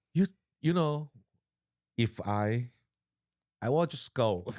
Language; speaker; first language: English; non-native, learner; Chinese